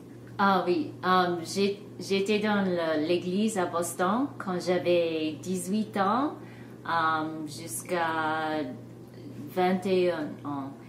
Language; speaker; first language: French; non-native, fluent; English